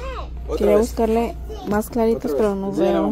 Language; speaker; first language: Spanish; native; Spanish